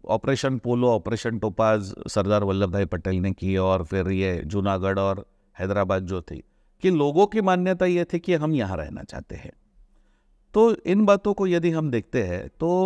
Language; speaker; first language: Hindi; non-native, local second language; Marathi